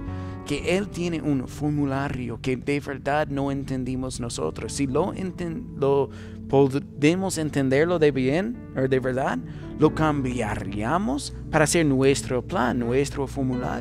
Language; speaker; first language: Spanish; non-native, fluent; English